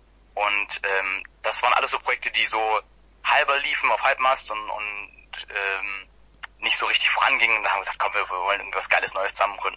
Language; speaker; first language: German; native; German